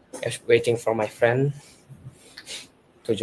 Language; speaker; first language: English; non-native, learner; Indonesian